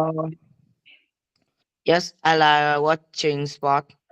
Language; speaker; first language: English; non-native, learner; Vietnamese